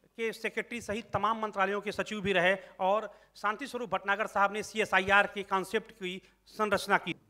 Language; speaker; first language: Hindi; native; Hindi